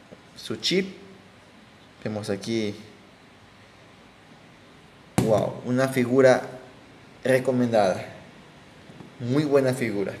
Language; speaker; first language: Spanish; native; Spanish